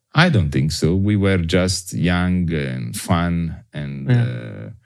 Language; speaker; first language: English; non-native, fluent; Italian